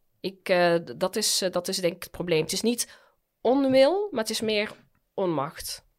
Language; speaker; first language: Dutch; early bilingual, other home language; Arabic